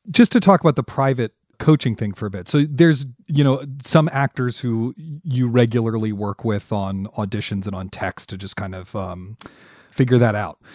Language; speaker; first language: English; native; English